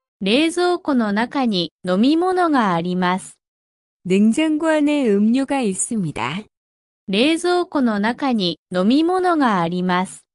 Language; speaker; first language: Japanese; non-native, fluent; Korean